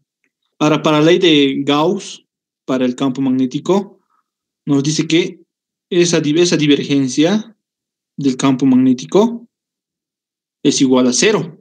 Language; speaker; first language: Spanish; native; Spanish